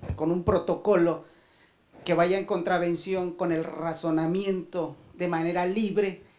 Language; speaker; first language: Spanish; native; Spanish